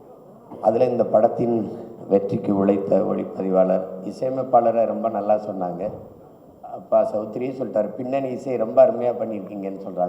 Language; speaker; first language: Tamil; native; Tamil